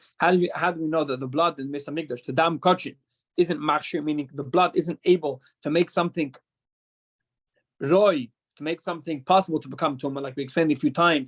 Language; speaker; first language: English; non-native, fluent; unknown